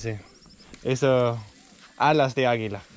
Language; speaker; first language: Spanish; non-native, learner; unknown